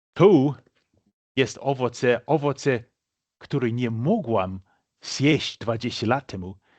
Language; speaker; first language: Polish; non-native, fluent; English